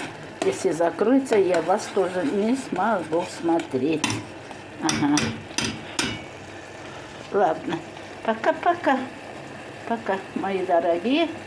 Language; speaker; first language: Russian; non-native, local second language; Tatar